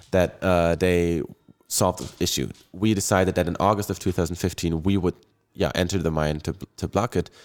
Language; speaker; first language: English; non-native, fluent; German